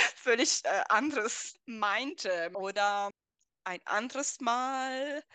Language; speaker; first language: German; non-native, fluent; Italian